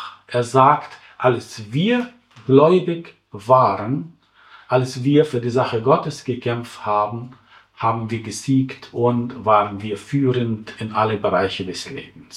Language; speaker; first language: German; non-native, fluent; Arabic